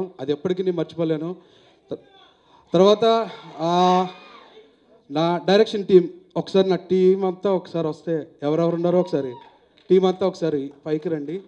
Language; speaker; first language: Telugu; native; Telugu